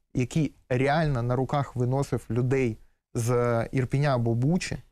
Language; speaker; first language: Ukrainian; native; Ukrainian